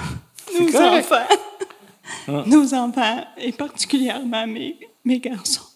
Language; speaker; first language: French; native; French